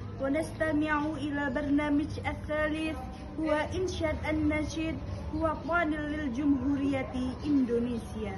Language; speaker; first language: Arabic; non-native, learner; Indonesian